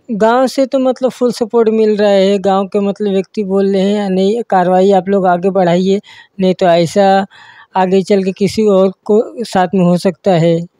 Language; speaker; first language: Hindi; native; Hindi